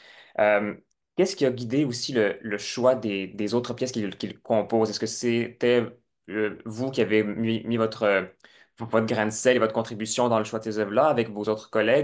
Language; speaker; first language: French; native; French